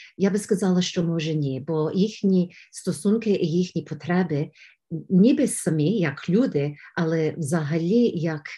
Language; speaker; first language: Ukrainian; early bilingual, heritage; Ukrainian